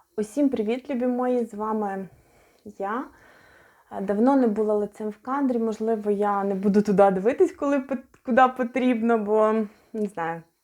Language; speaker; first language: Ukrainian; non-native, local second language; Russian